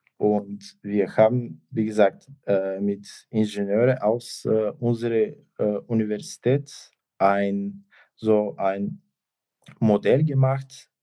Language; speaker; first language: German; non-native, fluent; Bulgarian